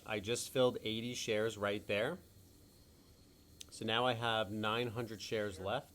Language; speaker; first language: English; native; English